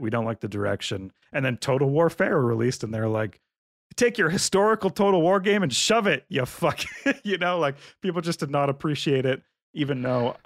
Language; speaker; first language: English; native; English